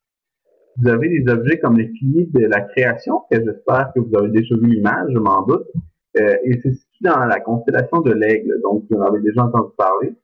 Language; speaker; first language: French; native; French